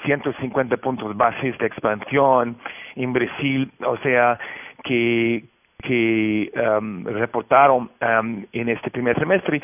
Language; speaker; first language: Spanish; non-native, fluent; Portuguese